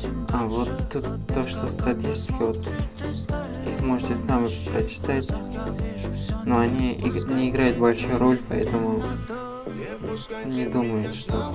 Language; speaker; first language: Russian; non-native, fluent; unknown